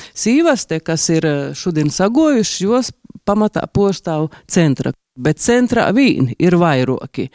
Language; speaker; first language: Latvian; native; Latvian